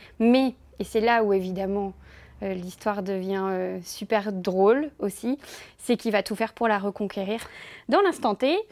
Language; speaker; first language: French; native; French